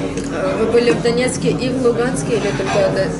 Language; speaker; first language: Russian; native; Russian